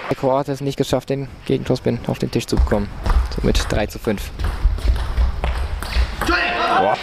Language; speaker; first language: German; native; German